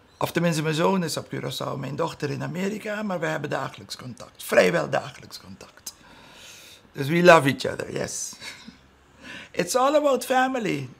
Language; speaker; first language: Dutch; non-native, local second language; Papiamento